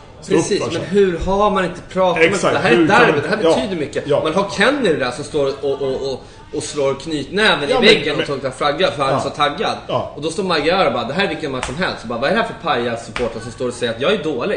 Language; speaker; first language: Swedish; native; Swedish